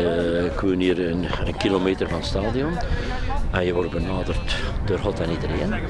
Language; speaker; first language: Dutch; native; Dutch